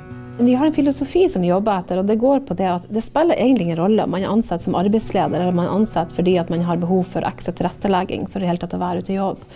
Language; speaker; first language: Norwegian; native; Norwegian